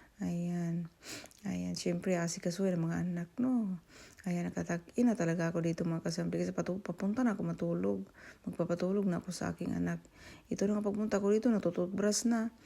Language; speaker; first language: Filipino; native; Filipino